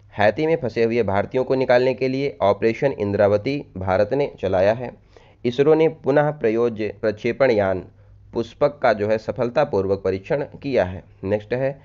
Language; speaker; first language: Hindi; native; Hindi